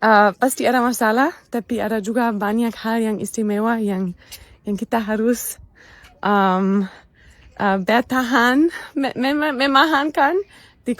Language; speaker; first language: Indonesian; non-native, fluent; German